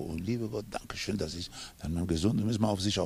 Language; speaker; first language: German; non-native, fluent; Spanish